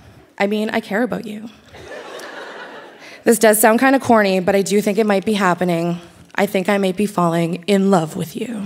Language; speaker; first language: English; native; English